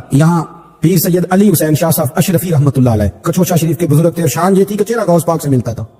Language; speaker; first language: Urdu; non-native, local second language; Punjabi